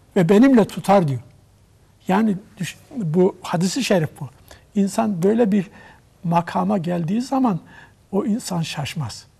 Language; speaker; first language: Turkish; native; Turkish